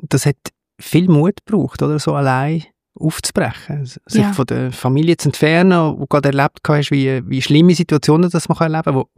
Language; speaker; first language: German; native; German